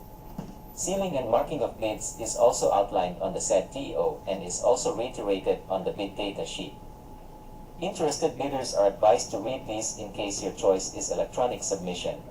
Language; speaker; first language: English; non-native, local second language; Cebuano